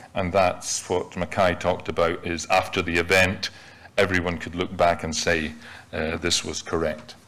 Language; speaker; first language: English; native; English